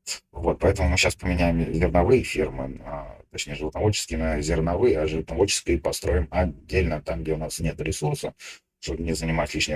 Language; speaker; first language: Russian; native; Russian